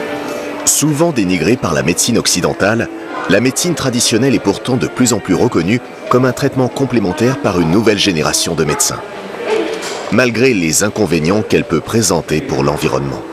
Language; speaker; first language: French; native; French